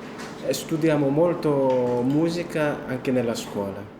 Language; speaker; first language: Italian; non-native, fluent; Korean